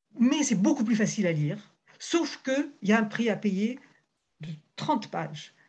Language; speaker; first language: French; native; French